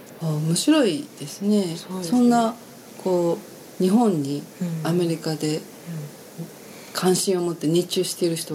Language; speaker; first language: Japanese; native; Japanese